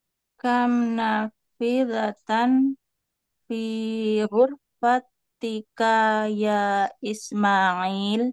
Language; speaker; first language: Arabic; non-native, learner; Indonesian